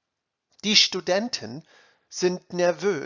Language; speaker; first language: German; non-native, fluent; English